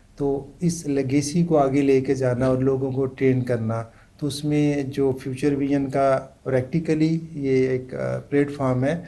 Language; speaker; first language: Urdu; non-native, local second language; Punjabi